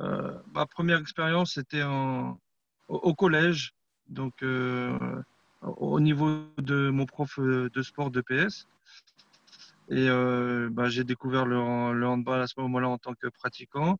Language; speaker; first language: French; non-native, fluent; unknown